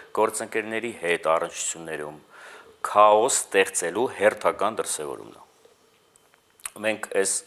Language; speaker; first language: Armenian; native; Armenian